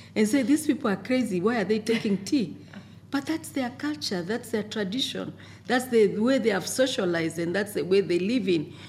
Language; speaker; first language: English; non-native, local second language; Masai